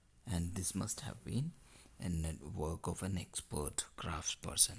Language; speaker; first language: English; non-native, local second language; Malayalam